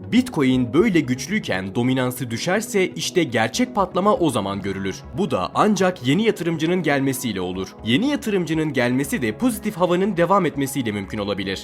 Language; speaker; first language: Turkish; native; Turkish